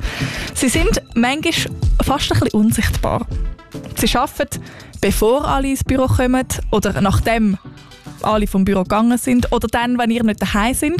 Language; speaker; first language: German; native; German